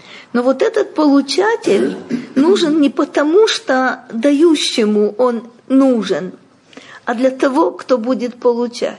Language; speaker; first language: Russian; native; Russian